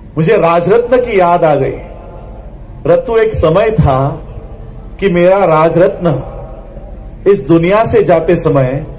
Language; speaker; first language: Hindi; non-native, local second language; Marathi